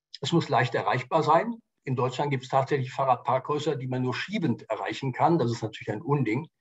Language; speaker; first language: German; native; German